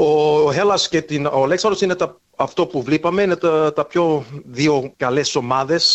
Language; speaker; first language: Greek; early bilingual, heritage; English